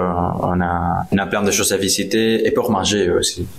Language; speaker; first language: French; non-native, learner; Spanish